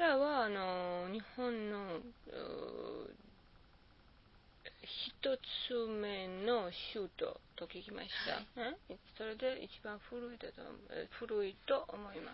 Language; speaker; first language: Japanese; non-native, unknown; Georgian